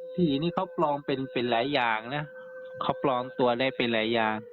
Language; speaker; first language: Thai; native; Thai